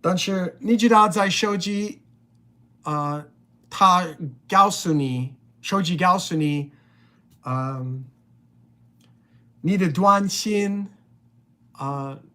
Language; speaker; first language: Chinese; non-native, learner; English